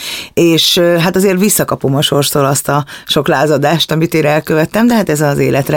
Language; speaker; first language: Hungarian; native; Hungarian